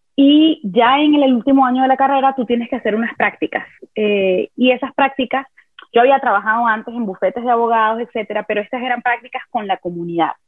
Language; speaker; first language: Spanish; native; Spanish